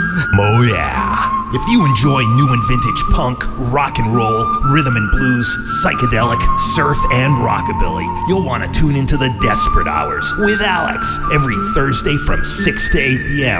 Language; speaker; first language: English; native; English